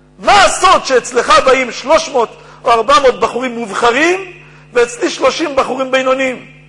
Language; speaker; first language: Hebrew; native; Hebrew